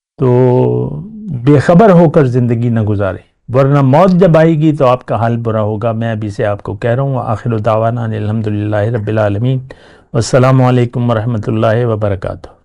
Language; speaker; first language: Urdu; non-native, local second language; Pashto